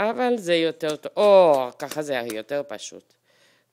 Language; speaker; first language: Hebrew; native; Hebrew